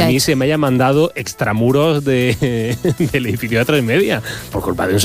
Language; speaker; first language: Spanish; native; Spanish